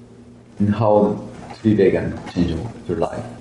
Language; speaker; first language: English; non-native, learner; Spanish